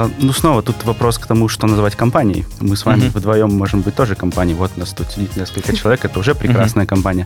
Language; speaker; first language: Russian; native; Russian